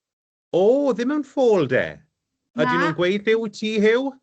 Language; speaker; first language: Welsh; native; Welsh